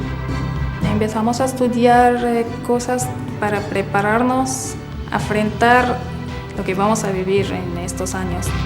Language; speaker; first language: Spanish; non-native, fluent; Arabic